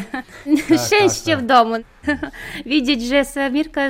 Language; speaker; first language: Polish; non-native, learner; Chechen